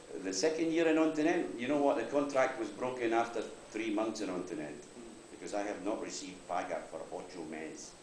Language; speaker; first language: English; non-native, learner; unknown